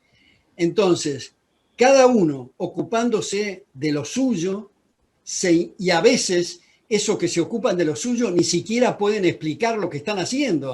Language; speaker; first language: Spanish; native; Spanish